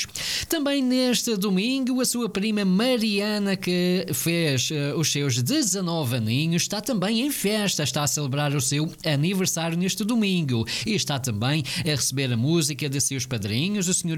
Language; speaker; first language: Portuguese; native; Portuguese